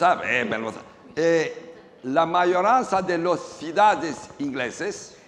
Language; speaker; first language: Spanish; non-native, learner; Romanian